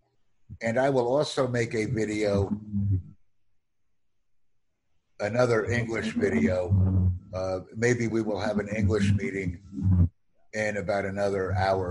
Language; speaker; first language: English; non-native, fluent; Romanian